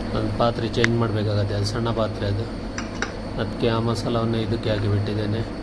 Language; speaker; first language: Kannada; non-native, local second language; Tulu